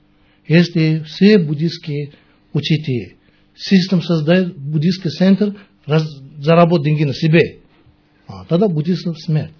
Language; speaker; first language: Russian; non-native, learner; Tibetan